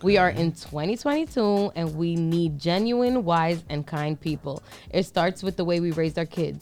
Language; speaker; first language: English; early bilingual, other home language; Spanish